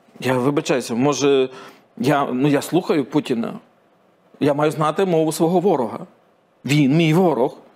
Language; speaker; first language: Ukrainian; native; Ukrainian